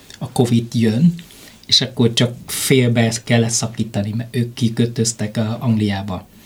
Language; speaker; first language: Hungarian; non-native, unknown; Vietnamese